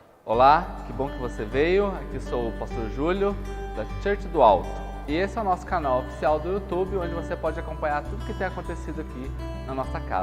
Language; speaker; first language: Portuguese; native; Portuguese